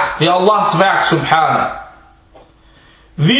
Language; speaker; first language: Danish; early bilingual, other home language; Arabic